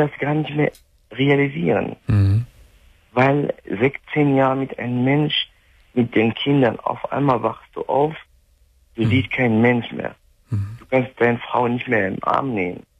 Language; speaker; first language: German; non-native, fluent; Arabic